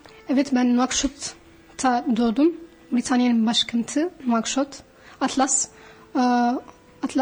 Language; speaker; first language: Turkish; non-native, fluent; Arabic